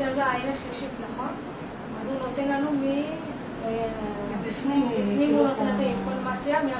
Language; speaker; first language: Hebrew; non-native, fluent; Marathi